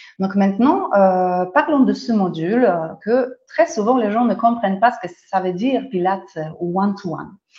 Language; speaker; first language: French; non-native, fluent; Polish